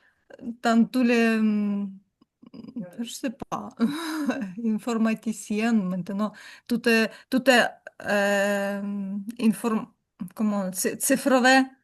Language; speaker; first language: French; non-native, learner; Ukrainian